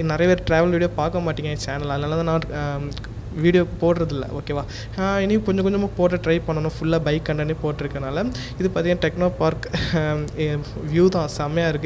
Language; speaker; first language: Tamil; native; Tamil